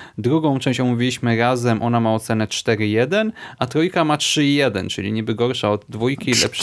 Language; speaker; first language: Polish; native; Polish